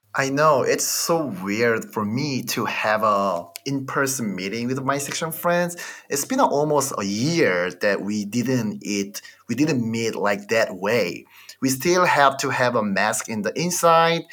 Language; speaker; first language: English; non-native, fluent; Korean